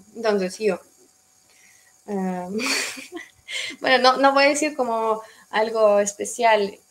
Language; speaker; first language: Spanish; non-native, fluent; Russian